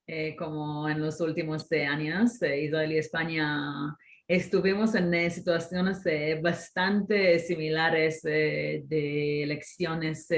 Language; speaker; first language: Spanish; non-native, fluent; Hebrew